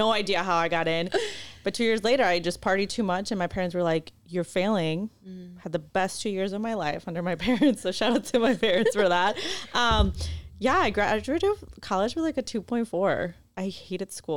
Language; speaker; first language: English; non-native, fluent; Spanish